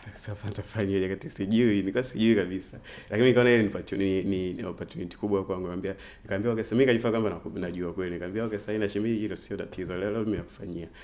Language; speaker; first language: Swahili; native; Swahili